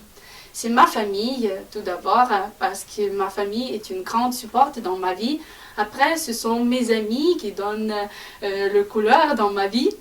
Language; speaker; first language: French; non-native, fluent; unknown